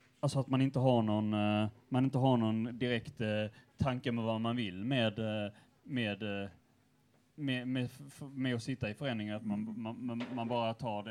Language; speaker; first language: Swedish; native; Swedish